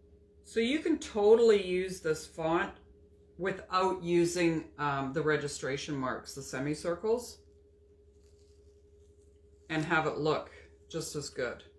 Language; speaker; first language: English; native; English